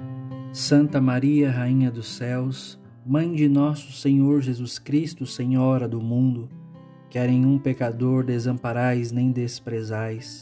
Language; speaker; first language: Portuguese; native; Portuguese